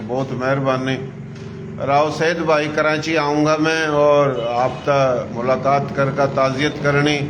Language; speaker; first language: Hindi; non-native, local second language; Marwari